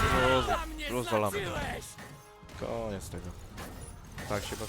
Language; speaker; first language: Polish; native; Polish